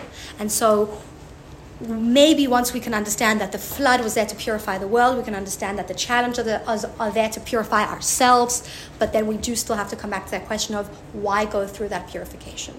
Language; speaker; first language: English; native; English